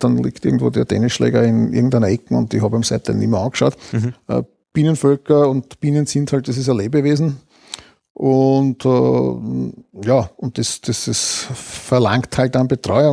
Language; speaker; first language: German; native; German